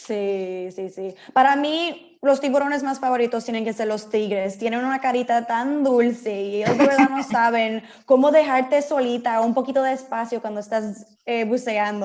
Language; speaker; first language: Spanish; early bilingual, heritage; Spanish